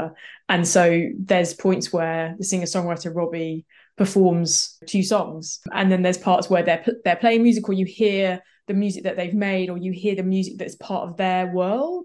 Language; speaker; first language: English; native; English